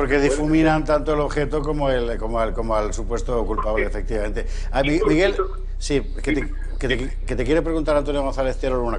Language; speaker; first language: Spanish; native; Spanish